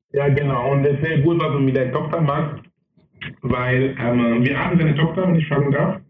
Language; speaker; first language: German; non-native, fluent; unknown